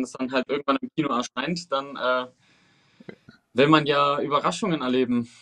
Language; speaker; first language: German; early bilingual, other home language; Spanish